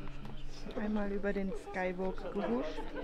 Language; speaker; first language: German; native; German